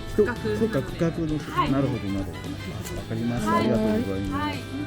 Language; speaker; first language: Japanese; native; Japanese